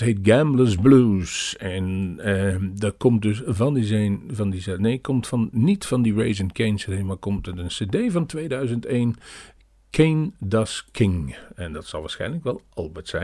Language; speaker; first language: Dutch; native; Dutch